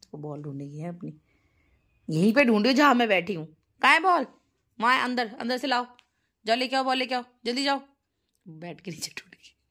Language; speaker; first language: Hindi; native; Hindi